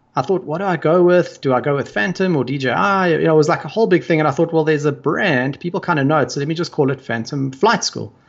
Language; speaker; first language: English; native; English